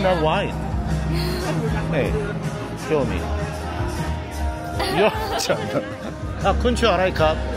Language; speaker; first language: English; non-native, learner; Korean